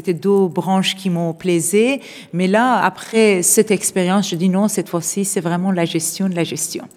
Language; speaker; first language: French; non-native, fluent; Persian